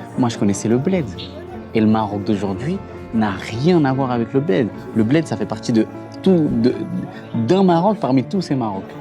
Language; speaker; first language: French; native; French